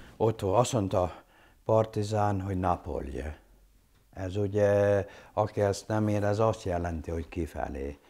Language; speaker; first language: Hungarian; non-native, local second language; German